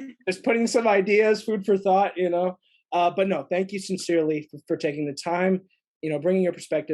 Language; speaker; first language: English; native; English